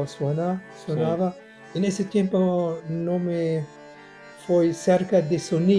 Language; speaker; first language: Spanish; non-native, learner; German